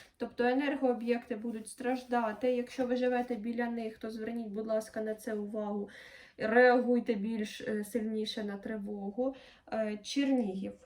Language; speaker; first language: Ukrainian; non-native, local second language; Russian